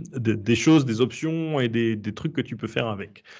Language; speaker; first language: French; native; French